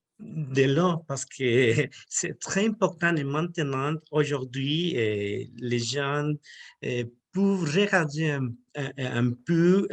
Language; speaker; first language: French; non-native, learner; Spanish